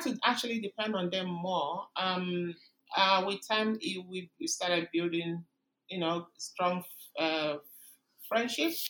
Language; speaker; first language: English; non-native, local second language; Igbo